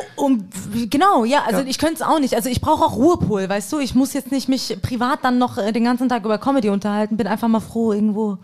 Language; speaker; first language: German; early bilingual, other home language; Persian